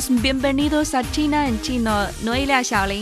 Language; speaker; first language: Spanish; non-native, fluent; Chinese